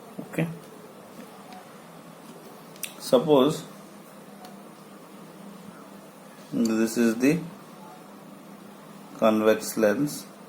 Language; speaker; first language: English; non-native, local second language; Hindi